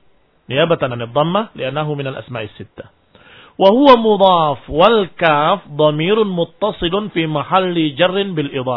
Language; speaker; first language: Arabic; non-native, fluent; Indonesian